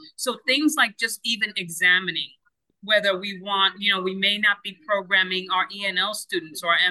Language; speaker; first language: English; non-native, fluent; Spanish